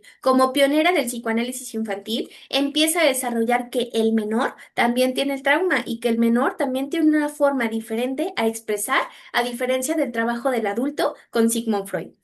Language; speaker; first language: Spanish; native; Spanish